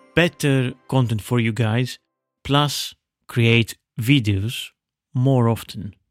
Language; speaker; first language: English; non-native, fluent; Greek